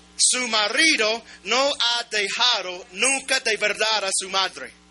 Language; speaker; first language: Spanish; non-native, learner; English